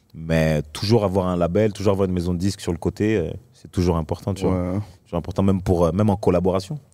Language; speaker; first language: French; native; French